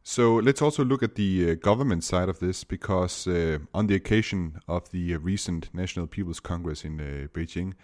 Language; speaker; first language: English; non-native, fluent; Danish